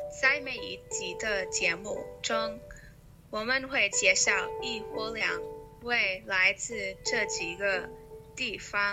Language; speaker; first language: Chinese; non-native, learner; English